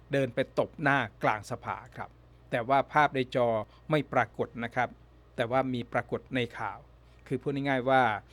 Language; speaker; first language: Thai; native; Thai